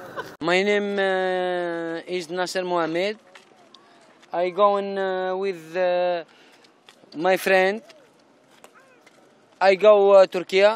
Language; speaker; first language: English; non-native, learner; Arabic